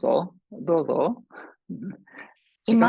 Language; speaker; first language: Japanese; non-native, fluent; English